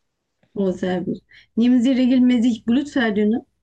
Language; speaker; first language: German; non-native, learner; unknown